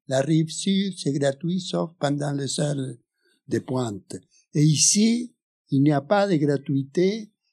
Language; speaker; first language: French; non-native, fluent; Spanish